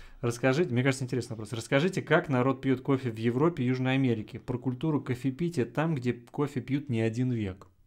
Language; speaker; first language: Russian; native; Russian